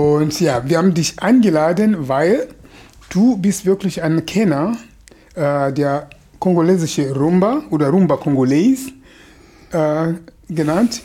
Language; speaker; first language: German; non-native, fluent; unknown